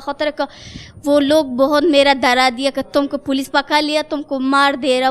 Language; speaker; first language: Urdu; non-native, learner; Persian